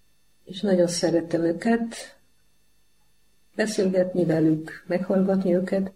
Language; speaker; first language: Hungarian; non-native, fluent; Polish